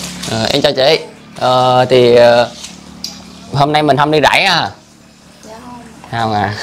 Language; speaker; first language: Vietnamese; native; Vietnamese